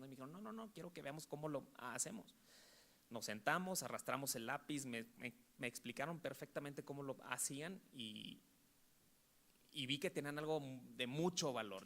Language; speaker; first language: Spanish; native; Spanish